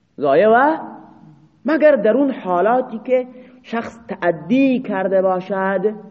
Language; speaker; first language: Persian; non-native, local second language; Baluchi